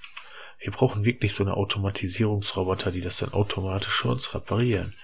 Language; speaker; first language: German; native; German